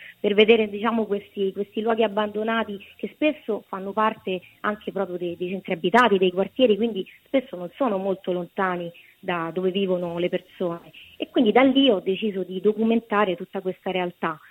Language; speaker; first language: Italian; native; Italian